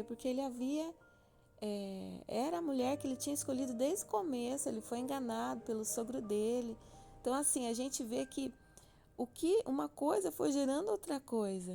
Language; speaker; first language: Portuguese; native; Portuguese